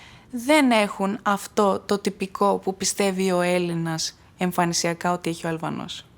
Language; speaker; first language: Greek; early bilingual, other home language; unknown